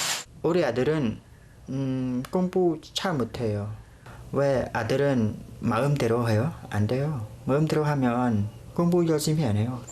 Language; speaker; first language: Korean; non-native, learner; Khmer